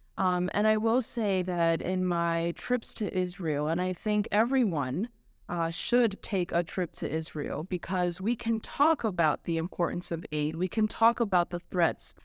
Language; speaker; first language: English; native; English